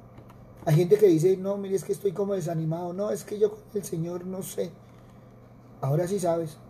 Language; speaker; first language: Spanish; native; Spanish